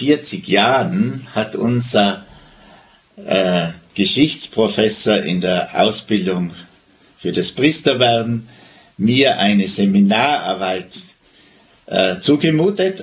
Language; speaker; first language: German; native; German